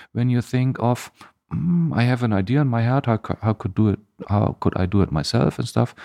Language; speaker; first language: English; non-native, fluent; German